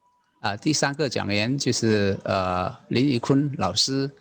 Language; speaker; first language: Chinese; non-native, learner; Indonesian